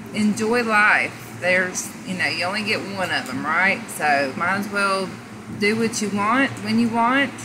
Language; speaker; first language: English; native; English